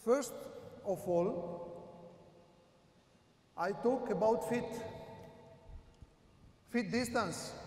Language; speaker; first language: English; non-native, learner; Italian